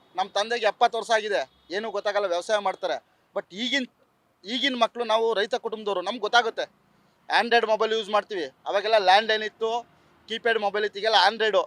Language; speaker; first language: Kannada; native; Kannada